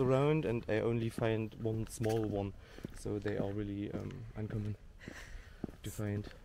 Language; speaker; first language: English; non-native, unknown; German